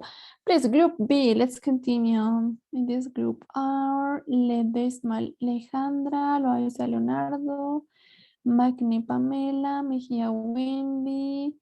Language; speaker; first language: English; non-native, fluent; Spanish